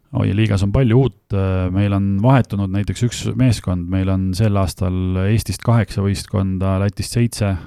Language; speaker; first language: Estonian; native; Estonian